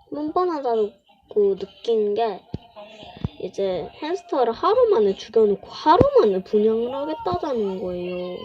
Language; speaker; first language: Korean; native; Korean